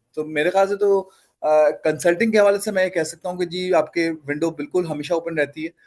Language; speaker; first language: Urdu; native; Urdu